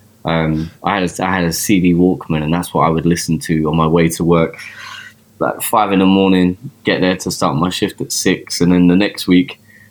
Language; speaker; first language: English; native; English